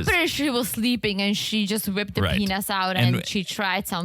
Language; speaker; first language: English; native; English